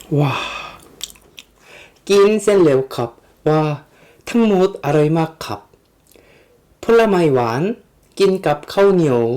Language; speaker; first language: Thai; non-native, learner; Korean